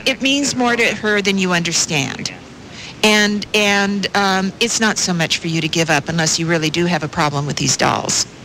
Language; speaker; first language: English; native; English